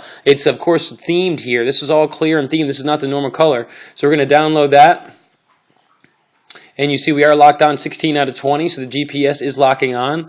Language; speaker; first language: English; native; English